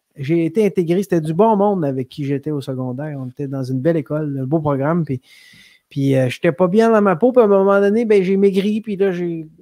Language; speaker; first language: French; native; French